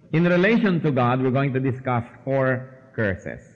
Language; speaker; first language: English; non-native, local second language; Filipino